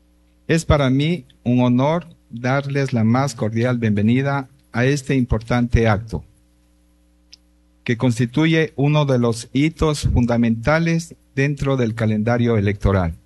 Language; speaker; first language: Spanish; native; Spanish